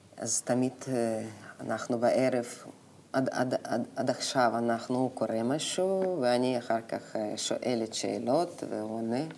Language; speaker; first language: Hebrew; non-native, fluent; Russian